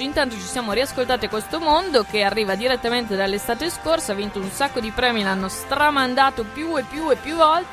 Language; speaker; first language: Italian; native; Italian